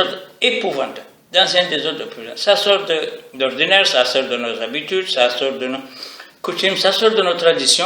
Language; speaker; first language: French; non-native, local second language; Arabic